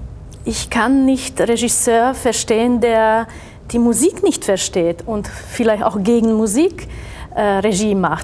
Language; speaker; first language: German; non-native, fluent; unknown